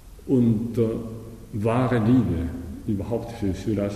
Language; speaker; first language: German; non-native, learner; Japanese